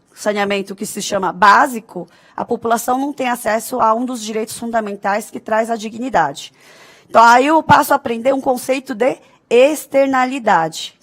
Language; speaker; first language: Portuguese; early bilingual, other home language; Korean